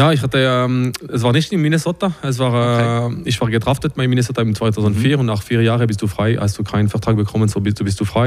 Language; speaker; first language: German; non-native, local second language; French